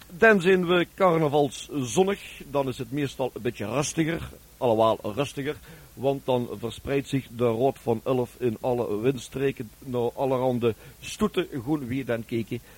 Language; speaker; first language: Dutch; native; Dutch